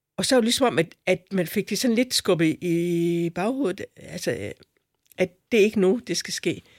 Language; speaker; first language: Danish; native; Danish